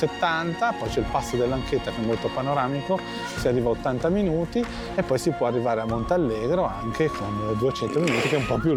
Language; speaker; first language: Italian; native; Italian